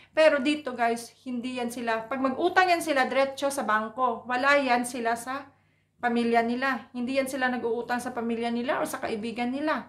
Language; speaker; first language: Filipino; non-native, local second language; Cebuano